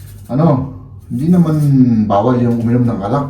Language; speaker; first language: Filipino; native; Filipino